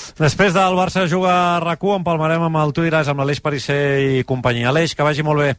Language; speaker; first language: Catalan; native; Catalan